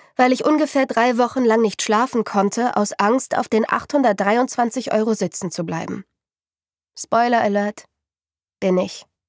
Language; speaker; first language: German; native; German